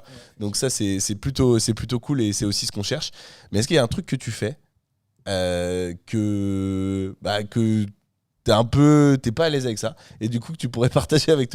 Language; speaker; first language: French; native; French